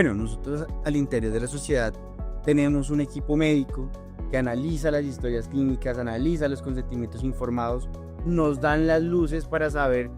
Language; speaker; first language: Spanish; native; Spanish